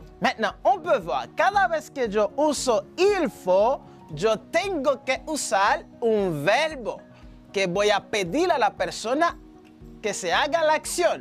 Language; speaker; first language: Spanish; non-native, fluent; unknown